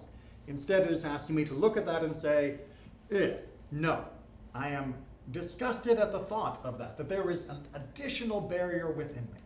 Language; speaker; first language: English; native; English